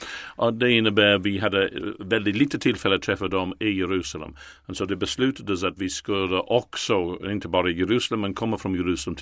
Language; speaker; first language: Swedish; non-native, fluent; English